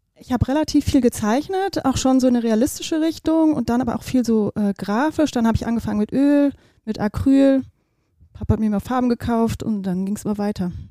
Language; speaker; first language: German; early bilingual, other home language; Dutch